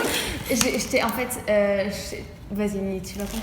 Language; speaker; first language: French; native; French